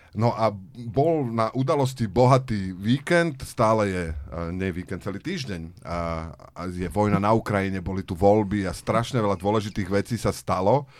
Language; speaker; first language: Slovak; native; Slovak